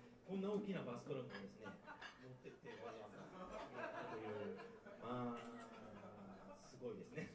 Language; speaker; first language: Japanese; native; Japanese